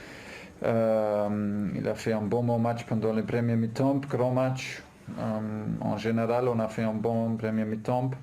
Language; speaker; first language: French; non-native, fluent; German